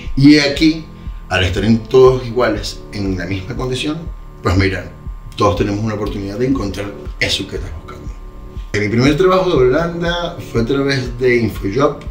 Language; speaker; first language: Spanish; native; Spanish